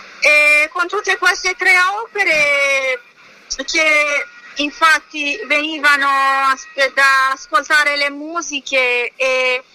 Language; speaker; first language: Italian; non-native, learner; Persian